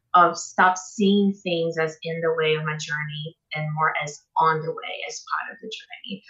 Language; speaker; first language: English; non-native, fluent; Portuguese